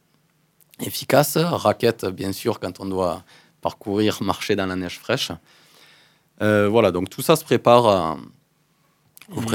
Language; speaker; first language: French; native; French